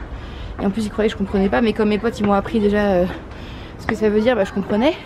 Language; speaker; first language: French; native; French